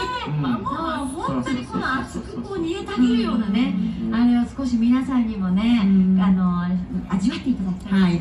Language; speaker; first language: Japanese; native; Japanese